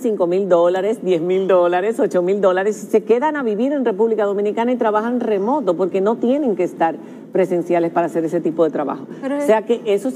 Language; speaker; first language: Spanish; native; Spanish